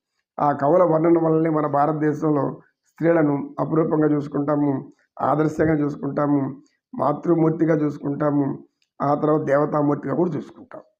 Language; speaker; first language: Telugu; native; Telugu